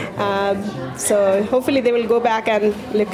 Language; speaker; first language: English; non-native, local second language; Hindi